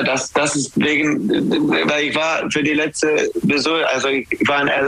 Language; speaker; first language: German; non-native, fluent; English